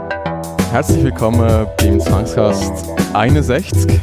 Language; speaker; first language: German; native; German